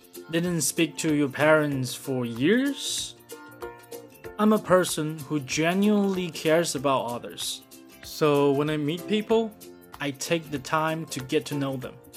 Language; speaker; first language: English; non-native, fluent; Chinese